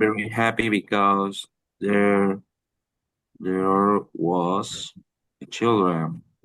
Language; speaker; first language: English; non-native, learner; Spanish